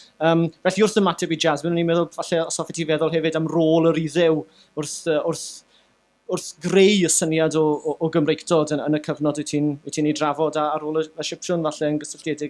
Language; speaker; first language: Welsh; native; Welsh